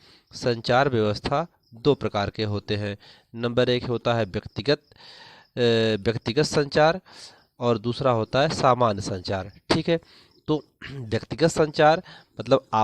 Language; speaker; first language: Hindi; native; Hindi